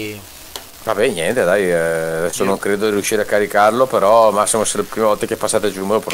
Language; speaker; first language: Italian; native; Italian